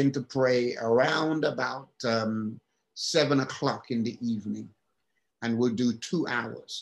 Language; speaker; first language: English; native; English